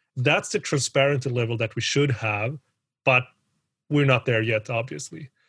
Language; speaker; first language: English; early bilingual, other home language; Spanish